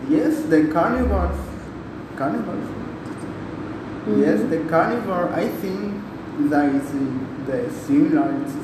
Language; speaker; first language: English; non-native, learner; Spanish